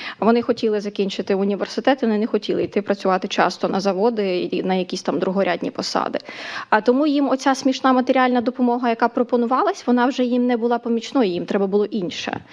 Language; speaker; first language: Ukrainian; native; Ukrainian